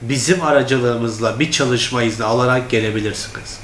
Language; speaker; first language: Turkish; non-native, fluent; Turkmen